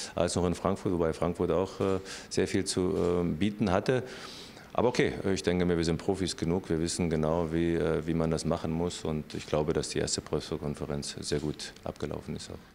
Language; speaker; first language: German; native; German